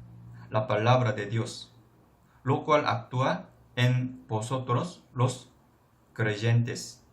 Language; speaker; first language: Spanish; non-native, fluent; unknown